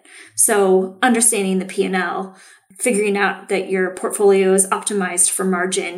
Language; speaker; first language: English; native; English